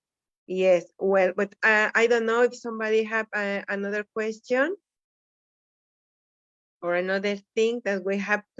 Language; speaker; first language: English; non-native, fluent; Spanish